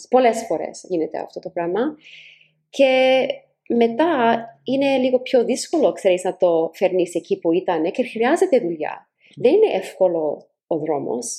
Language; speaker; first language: Greek; early bilingual, heritage; Greek